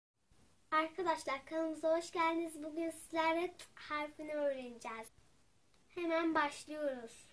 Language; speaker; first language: Turkish; native; Turkish